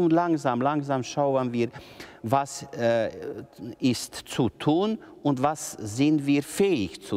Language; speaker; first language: German; non-native, local second language; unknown